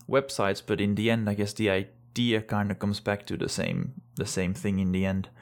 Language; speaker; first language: English; non-native, fluent; Dutch